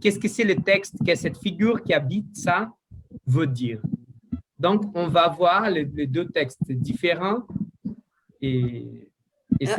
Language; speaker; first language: French; non-native, learner; Portuguese